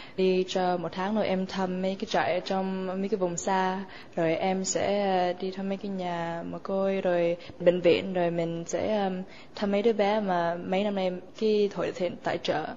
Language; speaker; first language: Vietnamese; early bilingual, other home language; English